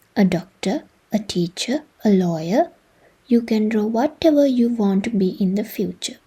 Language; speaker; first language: English; non-native, local second language; Sinhala